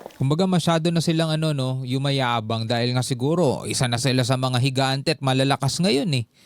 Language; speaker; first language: Filipino; native; Filipino